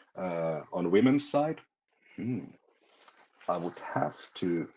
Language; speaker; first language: English; non-native, fluent; Finnish